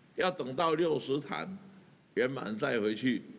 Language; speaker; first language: Chinese; native; Chinese